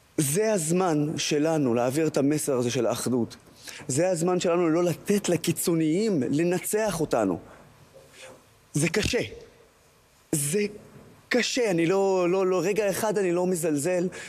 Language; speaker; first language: Hebrew; non-native, local second language; Arabic